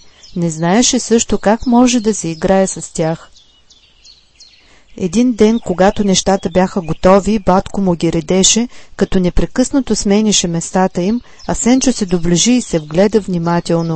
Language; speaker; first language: Bulgarian; native; Bulgarian